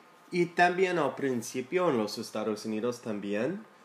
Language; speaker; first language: Spanish; non-native, learner; English